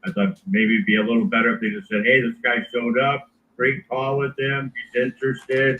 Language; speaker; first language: English; native; English